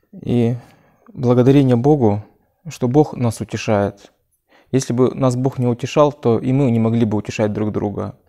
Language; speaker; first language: Russian; native; Russian